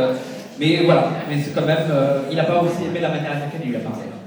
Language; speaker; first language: French; native; French